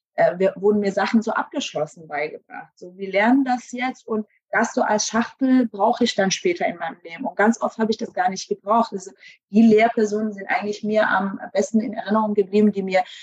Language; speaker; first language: German; native; German